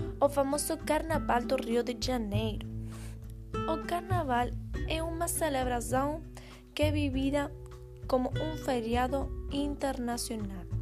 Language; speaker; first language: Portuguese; non-native, learner; Spanish